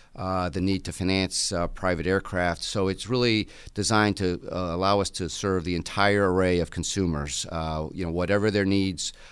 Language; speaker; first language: English; native; English